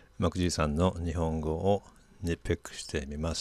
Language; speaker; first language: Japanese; non-native, fluent; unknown